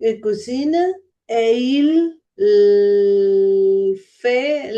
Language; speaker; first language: French; non-native, learner; Spanish